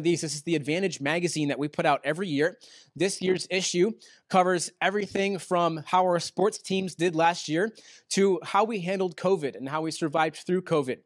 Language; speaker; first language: English; native; English